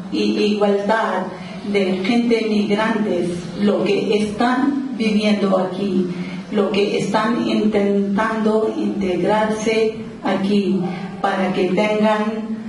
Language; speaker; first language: Spanish; non-native, local second language; Urdu